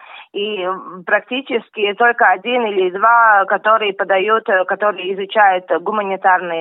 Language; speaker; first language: Russian; non-native, local second language; Latvian